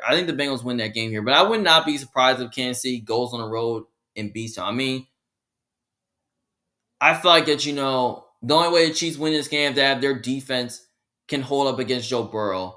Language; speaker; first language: English; native; English